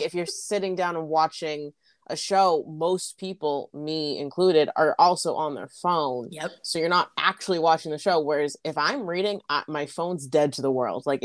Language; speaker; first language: English; native; English